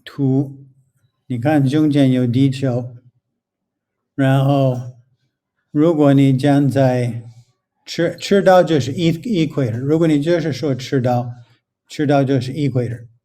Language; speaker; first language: Chinese; non-native, fluent; English